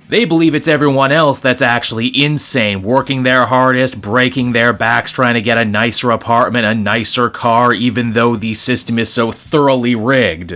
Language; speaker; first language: English; native; English